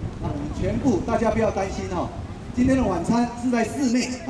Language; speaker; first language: Chinese; native; Chinese